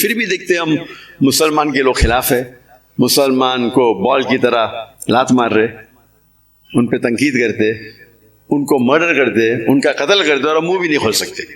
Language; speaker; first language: Urdu; non-native, local second language; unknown